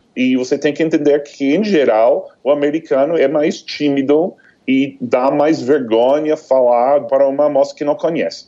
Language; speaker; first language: Portuguese; non-native, fluent; English